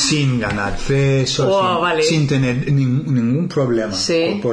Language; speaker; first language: Spanish; non-native, fluent; English